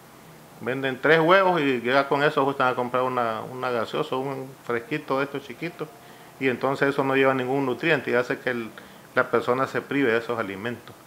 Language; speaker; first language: Spanish; native; Spanish